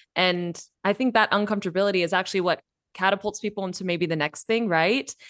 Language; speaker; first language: English; native; English